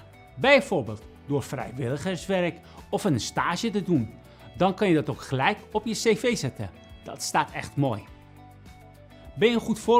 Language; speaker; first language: Dutch; non-native, fluent; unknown